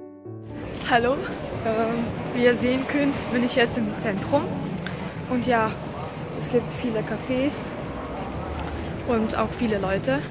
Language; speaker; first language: German; non-native, learner; Serbian